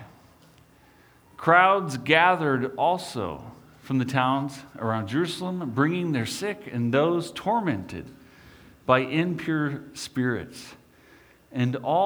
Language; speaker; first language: English; native; English